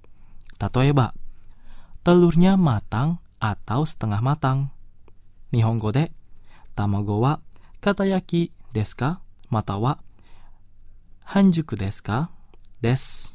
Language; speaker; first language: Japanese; non-native, fluent; Indonesian